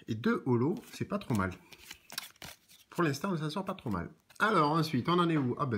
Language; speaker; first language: French; native; French